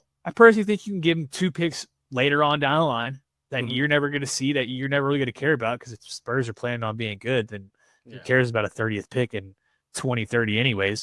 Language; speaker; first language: English; native; English